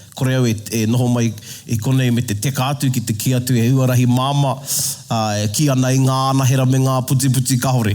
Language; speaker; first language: Māori; native; Māori